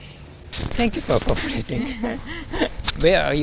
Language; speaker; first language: English; non-native, learner; Japanese